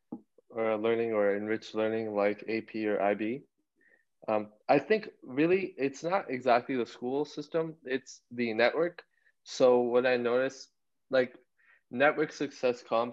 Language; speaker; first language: English; native; English